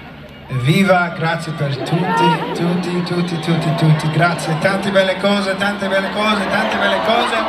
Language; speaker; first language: Italian; non-native, learner; English